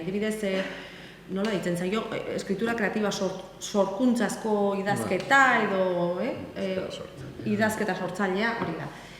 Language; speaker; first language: Basque; native; Basque